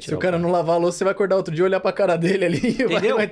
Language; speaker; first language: Portuguese; native; Portuguese